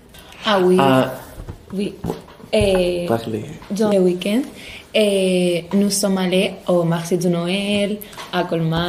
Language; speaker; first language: French; non-native, learner; Spanish